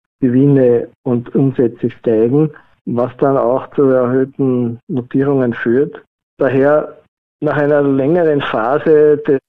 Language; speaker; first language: German; native; German